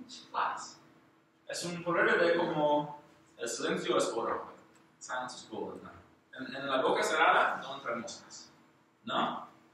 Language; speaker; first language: Spanish; non-native, learner; English